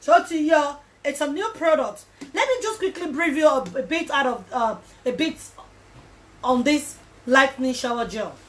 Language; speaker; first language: English; non-native, local second language; Yoruba